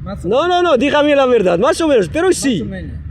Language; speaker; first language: Spanish; non-native, learner; Arabic